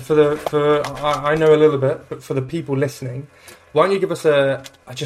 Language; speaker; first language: English; native; English